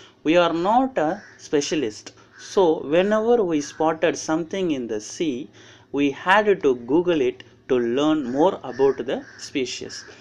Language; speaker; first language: English; non-native, local second language; Tamil